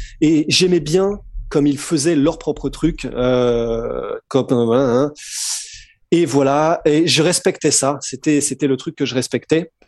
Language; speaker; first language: French; native; French